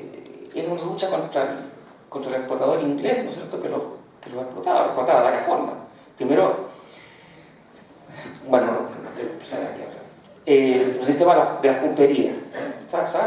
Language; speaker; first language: Spanish; native; Spanish